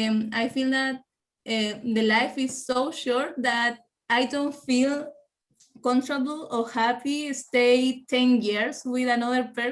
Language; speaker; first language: English; non-native, learner; Spanish